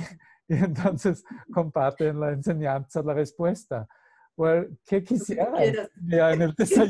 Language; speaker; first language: Spanish; non-native, fluent; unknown